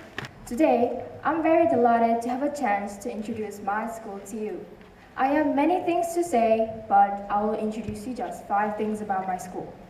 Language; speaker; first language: English; non-native, fluent; Korean